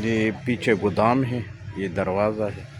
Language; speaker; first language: Hindi; non-native, local second language; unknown